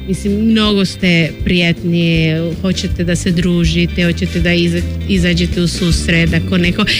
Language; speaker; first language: Serbian; non-native, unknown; Spanish